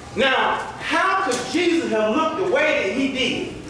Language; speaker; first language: English; native; English